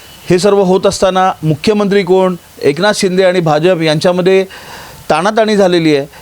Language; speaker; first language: Marathi; native; Marathi